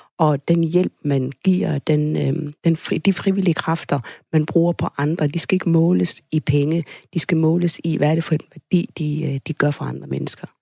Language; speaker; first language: Danish; early bilingual, other home language; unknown